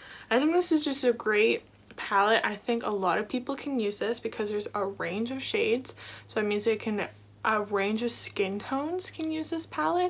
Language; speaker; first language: English; native; English